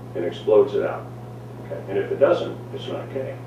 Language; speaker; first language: English; native; English